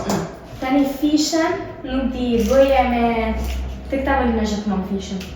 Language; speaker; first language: Albanian; early bilingual, heritage; Albanian